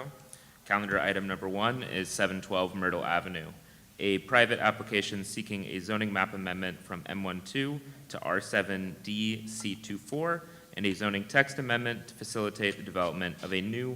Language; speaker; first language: English; native; English